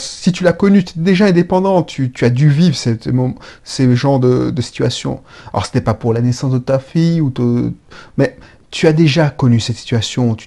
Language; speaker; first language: French; native; French